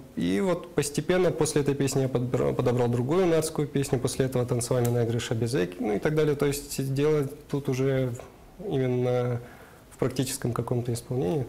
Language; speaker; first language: Russian; non-native, local second language; Karachay-Balkar